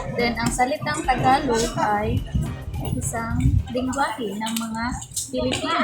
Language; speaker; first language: Filipino; non-native, local second language; Cebuano